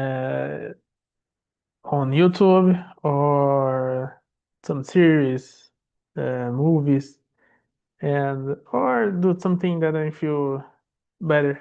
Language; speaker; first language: English; non-native, learner; Portuguese